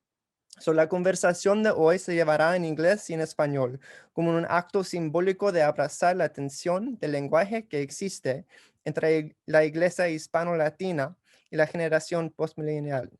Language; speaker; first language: Spanish; early bilingual, heritage; English